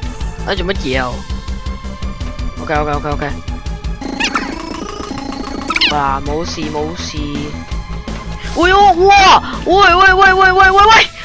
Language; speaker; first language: Chinese; native; Chinese